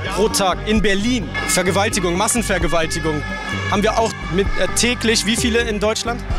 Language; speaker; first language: German; native; German